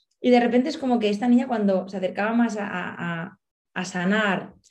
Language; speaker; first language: Spanish; native; Spanish